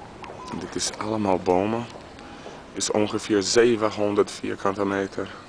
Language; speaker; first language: Dutch; non-native, fluent; Portuguese